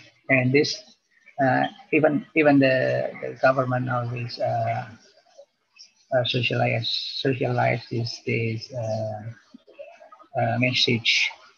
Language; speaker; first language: English; non-native, fluent; Indonesian